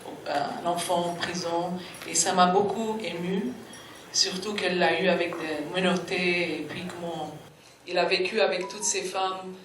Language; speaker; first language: French; non-native, fluent; Arabic